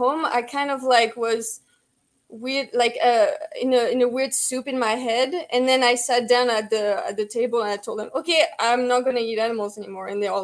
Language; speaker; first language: English; non-native, fluent; French